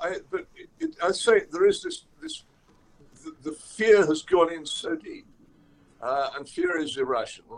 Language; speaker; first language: English; native; English